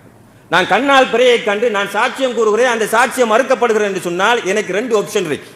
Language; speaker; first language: Tamil; native; Tamil